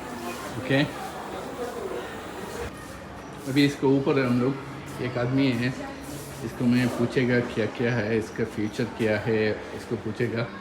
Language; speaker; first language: Hindi; non-native, local second language; Malayalam